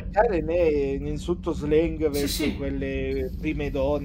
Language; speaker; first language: Italian; native; Italian